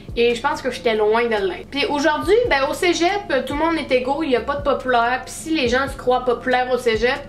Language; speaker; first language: French; native; French